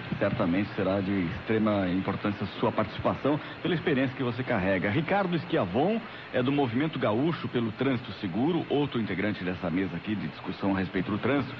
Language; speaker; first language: Portuguese; native; Portuguese